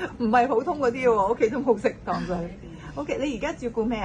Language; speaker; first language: Cantonese; native; Cantonese